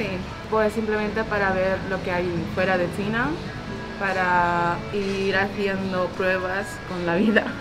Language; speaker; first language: Spanish; early bilingual, other home language; Chinese